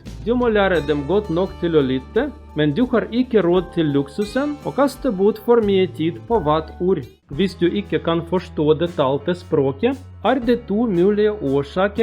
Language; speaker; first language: Norwegian; non-native, learner; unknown